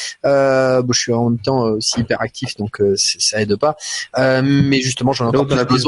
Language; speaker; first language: French; native; French